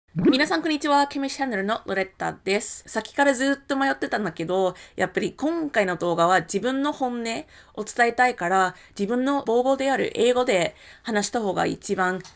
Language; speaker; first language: Japanese; non-native, fluent; English